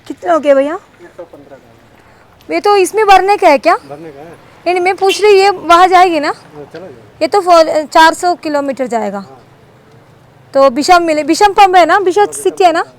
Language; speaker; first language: Hindi; non-native, local second language; Malayalam